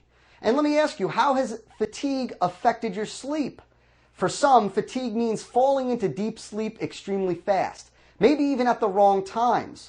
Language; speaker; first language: English; native; English